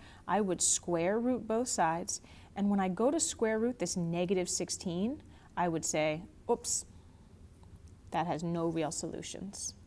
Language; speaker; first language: English; native; English